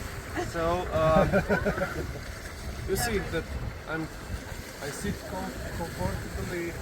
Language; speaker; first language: English; non-native, learner; Slovenian